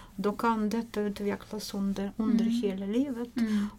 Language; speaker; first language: Swedish; non-native, fluent; Russian